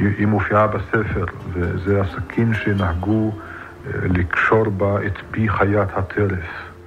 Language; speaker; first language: Hebrew; non-native, local second language; Arabic